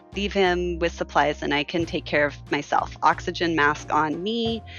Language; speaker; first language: English; native; English